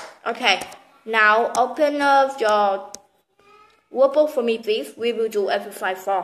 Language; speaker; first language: English; non-native, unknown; Vietnamese